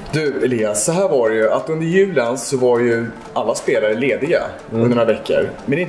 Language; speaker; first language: Swedish; native; Swedish